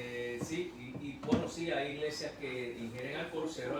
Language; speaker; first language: Spanish; native; Spanish